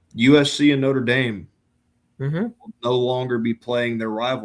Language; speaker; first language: English; native; English